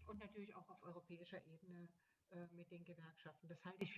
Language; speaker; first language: German; native; German